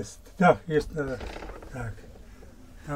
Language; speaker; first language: Russian; non-native, learner; German